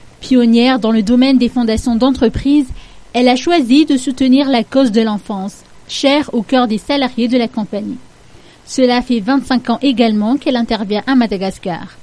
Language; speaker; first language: French; non-native, local second language; Malagasy